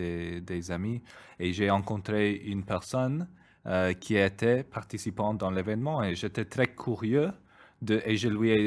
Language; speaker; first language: French; non-native, fluent; Spanish